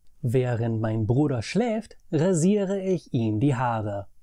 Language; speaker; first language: German; non-native, fluent; English